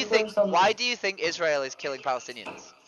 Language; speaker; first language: English; native; English